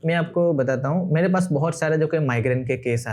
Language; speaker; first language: Hindi; non-native, local second language; Gujarati